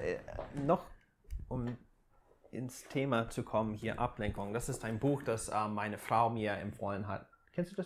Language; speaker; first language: German; non-native, fluent; English